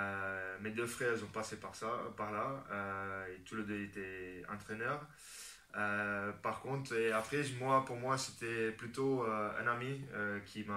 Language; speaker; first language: French; non-native, fluent; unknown